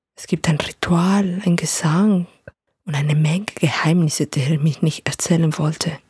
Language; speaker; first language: German; non-native, fluent; Spanish